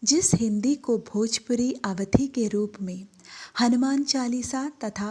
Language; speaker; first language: Hindi; non-native, local second language; Malayalam